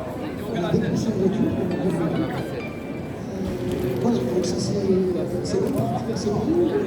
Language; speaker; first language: French; non-native, fluent; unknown